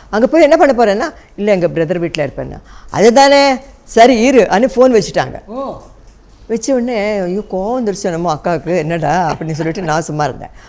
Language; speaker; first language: Tamil; non-native, local second language; Telugu